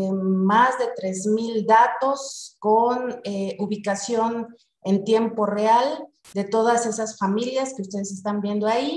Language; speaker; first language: Spanish; native; Spanish